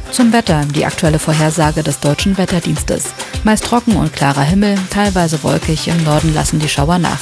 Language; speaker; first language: German; native; German